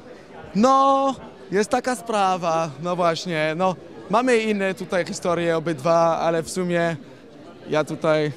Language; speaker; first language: Polish; non-native, fluent; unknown